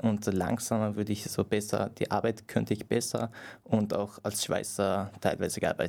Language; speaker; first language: German; non-native, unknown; Persian